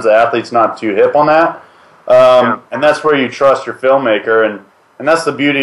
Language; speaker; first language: English; native; English